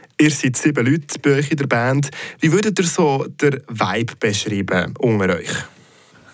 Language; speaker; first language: German; native; German